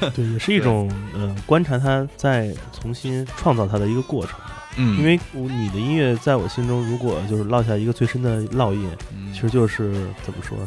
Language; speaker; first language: Chinese; native; Chinese